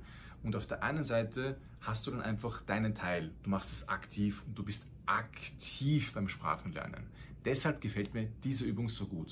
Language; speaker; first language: German; non-native, fluent; Spanish